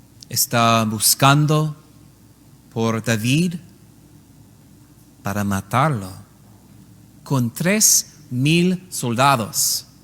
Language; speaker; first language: Spanish; non-native, learner; English